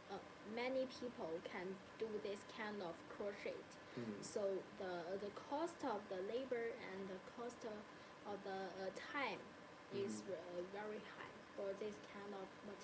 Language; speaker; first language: English; non-native, learner; Chinese